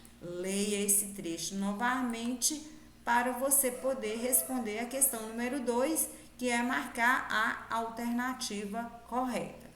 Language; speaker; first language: Portuguese; native; Portuguese